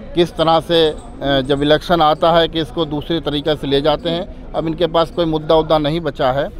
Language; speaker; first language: Hindi; native; Hindi